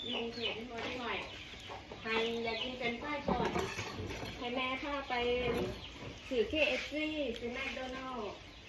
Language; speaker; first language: Thai; native; Thai